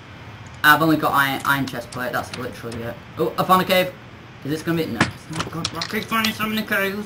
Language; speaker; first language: English; native; English